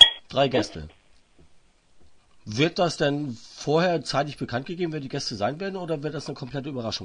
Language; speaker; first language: German; native; German